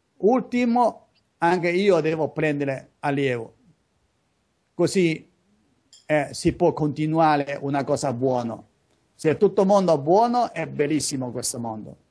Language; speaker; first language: Italian; non-native, learner; Chinese